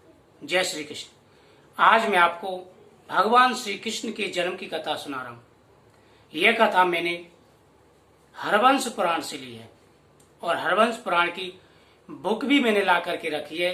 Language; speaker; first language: Hindi; native; Hindi